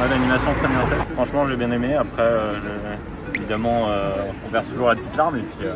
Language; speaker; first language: French; native; French